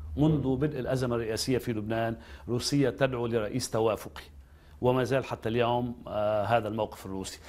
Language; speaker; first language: Arabic; native; Arabic